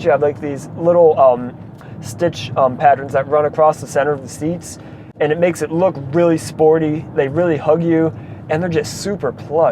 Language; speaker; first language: English; native; English